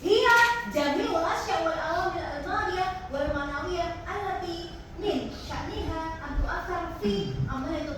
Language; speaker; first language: Arabic; non-native, learner; Indonesian